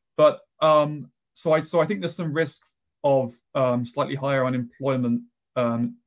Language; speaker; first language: English; native; English